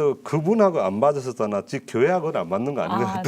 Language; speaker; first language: Korean; non-native, fluent; Nepali